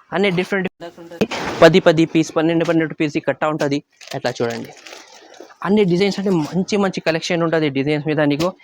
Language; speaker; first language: Telugu; non-native, local second language; Urdu